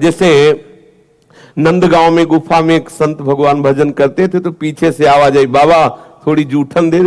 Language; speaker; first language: Hindi; native; Hindi